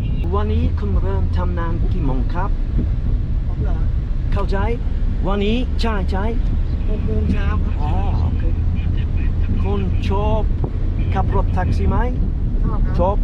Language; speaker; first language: Thai; non-native, learner; English